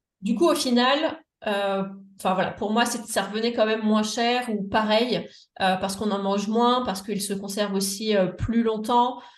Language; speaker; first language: French; native; French